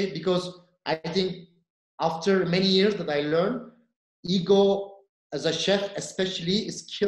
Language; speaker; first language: English; non-native, fluent; Turkish